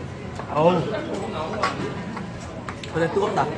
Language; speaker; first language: Korean; native; Korean